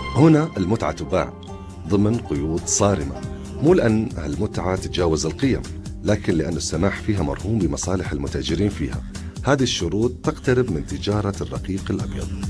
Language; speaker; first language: Arabic; native; Arabic